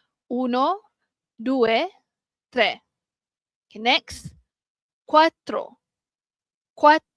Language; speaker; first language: Italian; non-native, fluent; Malay